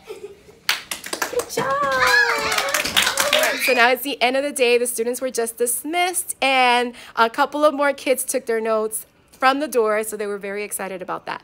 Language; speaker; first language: English; non-native, fluent; Spanish